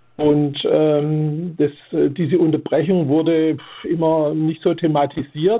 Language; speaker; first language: German; native; German